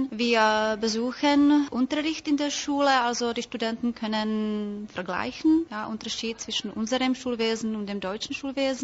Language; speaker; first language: German; non-native, fluent; Czech